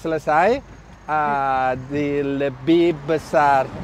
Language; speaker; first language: Indonesian; non-native, learner; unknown